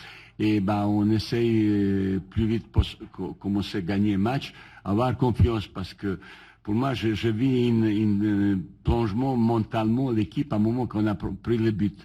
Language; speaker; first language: French; non-native, fluent; Bosnian